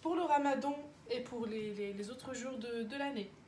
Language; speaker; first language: French; non-native, local second language; Arabic